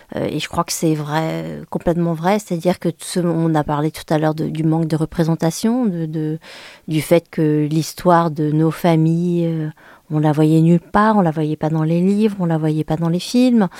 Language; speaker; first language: French; early bilingual, other home language; Vietnamese